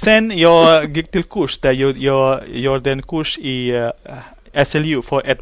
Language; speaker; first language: Swedish; non-native, learner; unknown